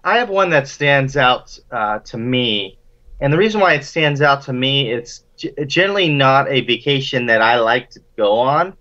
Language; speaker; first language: English; native; English